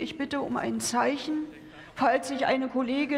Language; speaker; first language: German; native; German